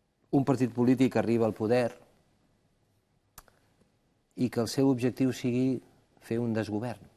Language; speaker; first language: Catalan; native; Catalan